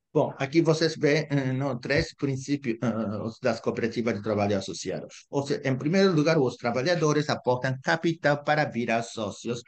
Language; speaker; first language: Portuguese; non-native, fluent; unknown